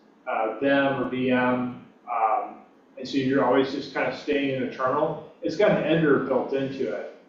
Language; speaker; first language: English; native; English